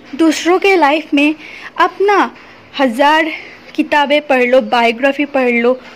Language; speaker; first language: Hindi; non-native, local second language; Assamese